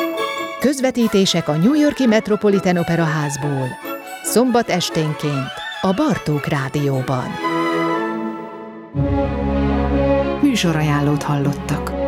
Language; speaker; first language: Hungarian; native; Hungarian